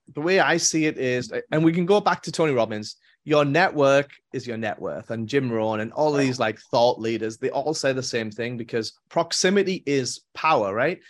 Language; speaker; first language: English; native; English